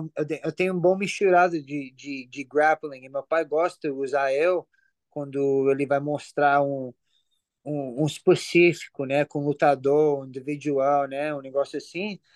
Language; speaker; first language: Portuguese; early bilingual, heritage; English